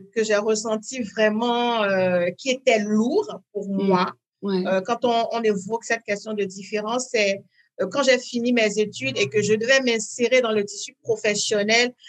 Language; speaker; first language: French; native; French